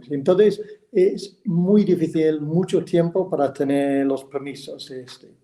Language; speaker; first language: Spanish; non-native, fluent; English